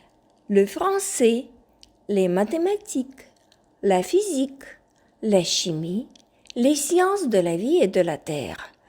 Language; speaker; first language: French; non-native, fluent; Ukrainian